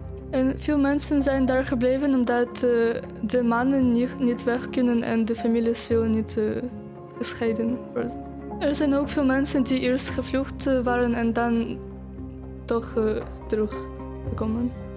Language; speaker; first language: Dutch; non-native, fluent; Ukrainian